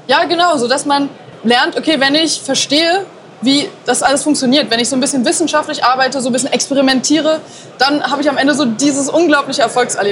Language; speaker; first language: German; native; German